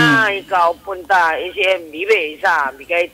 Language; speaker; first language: Filipino; non-native, learner; Chinese